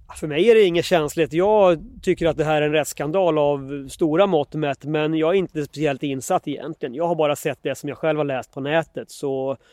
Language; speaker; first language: Swedish; native; Swedish